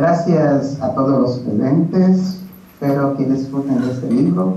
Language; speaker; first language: Spanish; non-native, learner; Portuguese